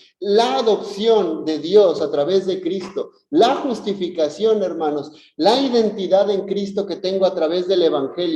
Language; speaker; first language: Spanish; native; Spanish